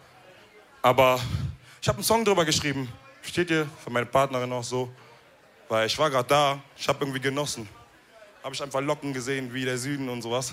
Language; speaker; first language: German; early bilingual, other home language; Wolof